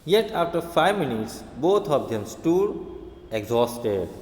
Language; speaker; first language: English; non-native, local second language; Hindi